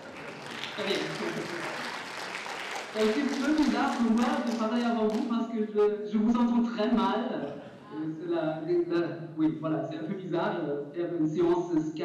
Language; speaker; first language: French; non-native, fluent; German